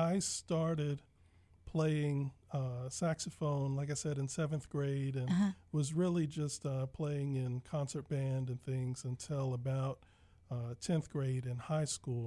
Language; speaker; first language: English; native; English